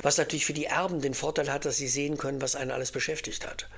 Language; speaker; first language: German; native; German